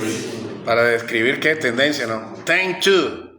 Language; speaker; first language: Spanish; native; Spanish